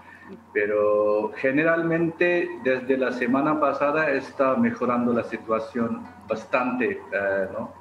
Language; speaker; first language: Spanish; non-native, fluent; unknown